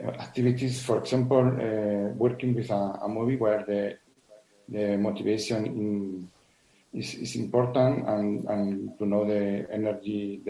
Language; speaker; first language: English; non-native, learner; Spanish